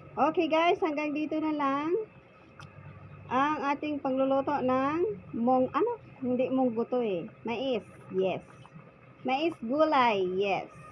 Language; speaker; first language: Filipino; non-native, local second language; Bikol